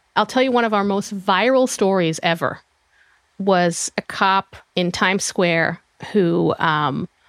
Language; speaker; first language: English; non-native, fluent; Hebrew